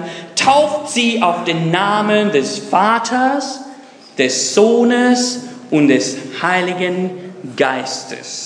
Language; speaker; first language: German; non-native, fluent; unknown